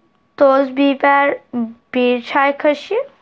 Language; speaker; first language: Turkish; non-native, learner; Urdu